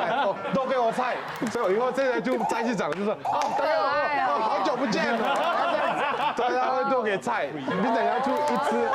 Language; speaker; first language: Chinese; non-native, fluent; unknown